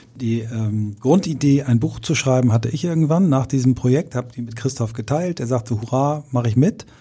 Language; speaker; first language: German; native; German